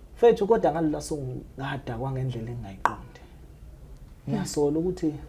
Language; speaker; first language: Zulu; non-native, local second language; Xhosa